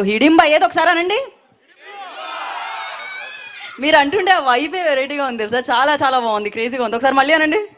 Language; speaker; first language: Telugu; native; Telugu